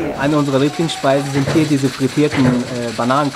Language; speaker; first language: German; native; German